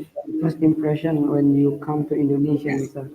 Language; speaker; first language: English; non-native, learner; Indonesian